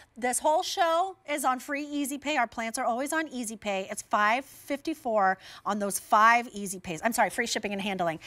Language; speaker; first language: English; native; English